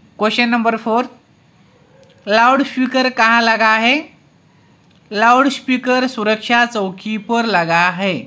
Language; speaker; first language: Hindi; non-native, local second language; Marathi